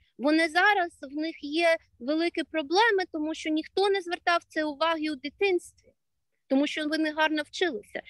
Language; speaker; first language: Ukrainian; non-native, local second language; Russian